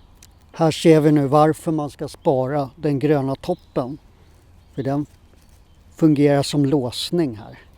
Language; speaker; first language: Swedish; native; Swedish